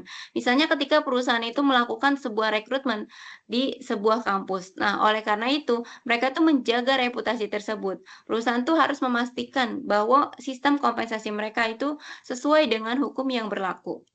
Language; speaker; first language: Indonesian; native; Indonesian